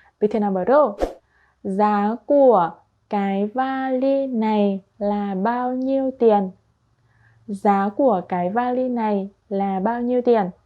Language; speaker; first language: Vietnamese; non-native, fluent; Korean